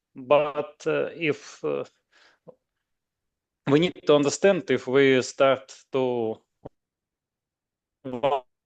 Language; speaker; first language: English; non-native, learner; Russian